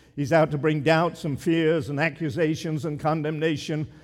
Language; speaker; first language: English; native; English